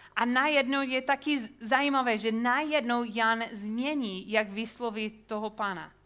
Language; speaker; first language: Czech; non-native, fluent; English